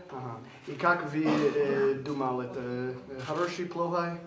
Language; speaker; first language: Russian; non-native, learner; English